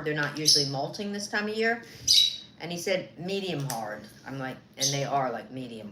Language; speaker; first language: English; native; English